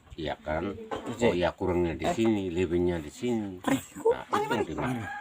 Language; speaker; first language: Indonesian; non-native, local second language; Tetum